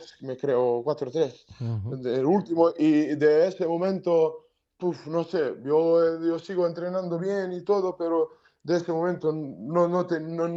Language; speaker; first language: Spanish; non-native, learner; Serbian